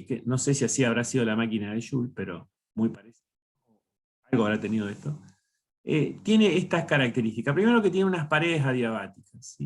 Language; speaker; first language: Spanish; native; Spanish